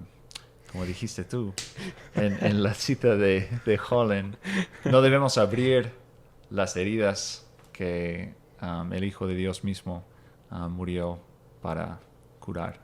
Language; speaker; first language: Spanish; non-native, fluent; English